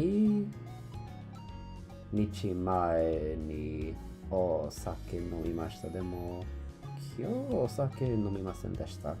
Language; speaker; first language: Japanese; non-native, learner; English